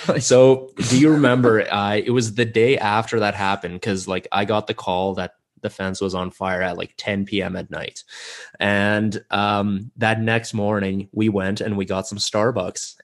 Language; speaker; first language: English; non-native, fluent; Russian